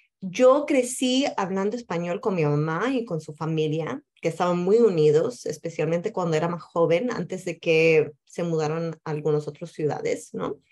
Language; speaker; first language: Spanish; early bilingual, heritage; Spanish